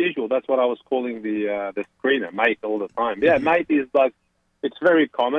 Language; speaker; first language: English; non-native, local second language; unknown